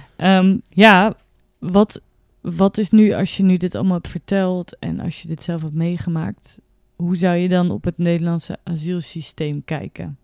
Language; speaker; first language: Dutch; native; Dutch